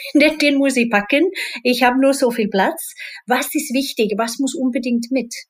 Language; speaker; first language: German; non-native, fluent; Swedish